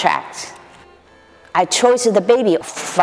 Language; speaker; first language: English; non-native, learner; Chinese